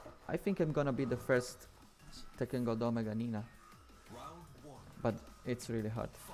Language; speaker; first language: English; non-native, fluent; Italian